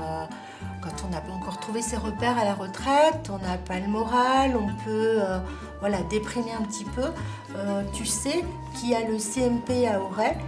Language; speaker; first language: French; native; French